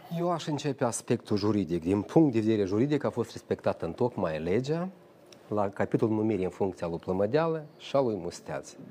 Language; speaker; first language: Romanian; native; Romanian